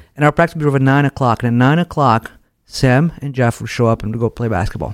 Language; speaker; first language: English; non-native, fluent; Portuguese